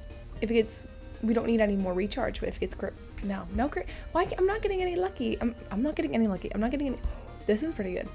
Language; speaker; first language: English; native; English